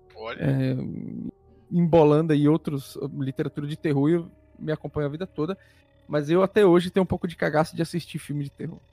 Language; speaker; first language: Portuguese; early bilingual, other home language; Italian